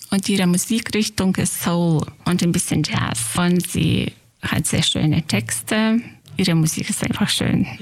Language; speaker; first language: German; non-native, fluent; Lithuanian